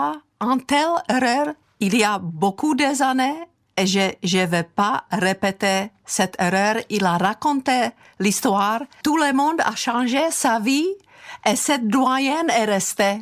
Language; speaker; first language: French; non-native, fluent; Czech